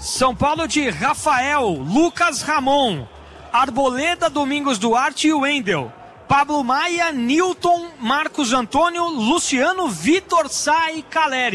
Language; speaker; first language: Portuguese; native; Portuguese